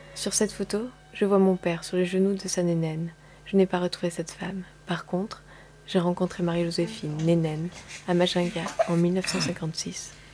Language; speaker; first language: French; native; French